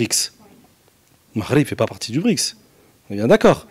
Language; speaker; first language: French; non-native, local second language; Arabic